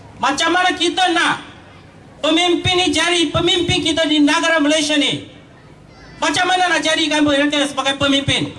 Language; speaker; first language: Malay; non-native, local second language; Chinese